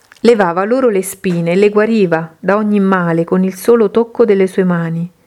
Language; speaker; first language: Italian; native; Italian